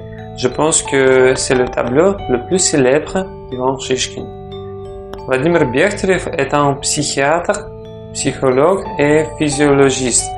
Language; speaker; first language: French; non-native, fluent; Russian